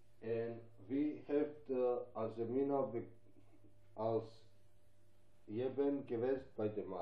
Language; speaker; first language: Dutch; non-native, local second language; Albanian